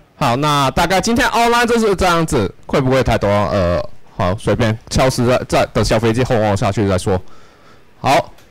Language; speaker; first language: Chinese; non-native, local second language; Cantonese